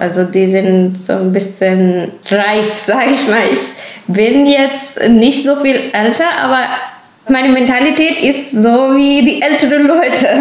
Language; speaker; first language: German; non-native, fluent; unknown